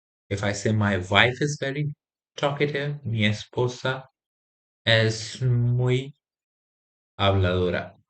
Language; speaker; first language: Spanish; non-native, fluent; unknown